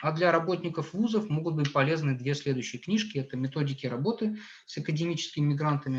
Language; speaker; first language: Russian; native; Russian